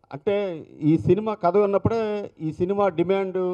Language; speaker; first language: Telugu; native; Telugu